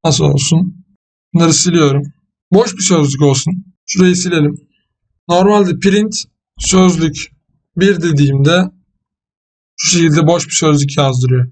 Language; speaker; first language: Turkish; native; Turkish